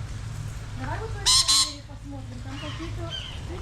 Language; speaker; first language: Russian; native; Russian